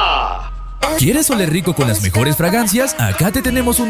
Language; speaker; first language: Spanish; native; Spanish